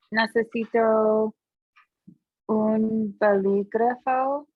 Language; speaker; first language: Spanish; non-native, learner; English